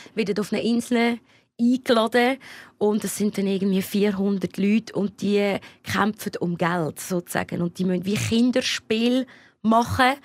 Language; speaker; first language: German; native; German